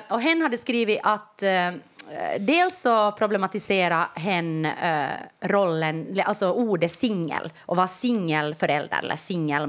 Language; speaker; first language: Swedish; native; Swedish